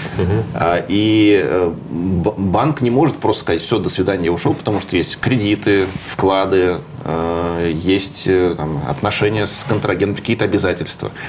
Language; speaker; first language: Russian; native; Russian